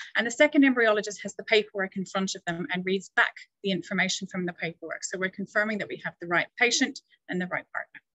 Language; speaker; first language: English; native; English